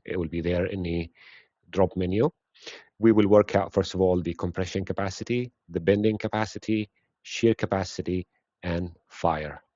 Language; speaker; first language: English; non-native, fluent; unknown